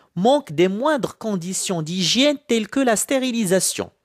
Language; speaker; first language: French; non-native, local second language; Arabic